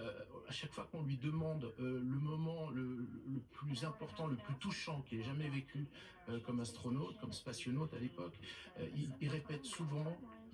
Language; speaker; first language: French; native; French